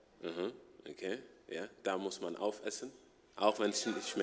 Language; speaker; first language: German; non-native, fluent; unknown